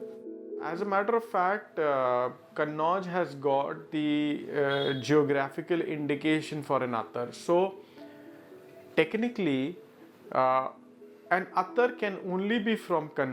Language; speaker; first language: English; non-native, local second language; Hindi